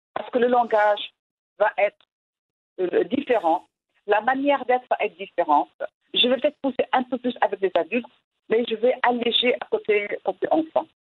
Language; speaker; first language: French; non-native, local second language; Arabic